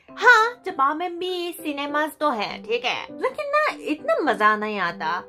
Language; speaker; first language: Hindi; non-native, fluent; Japanese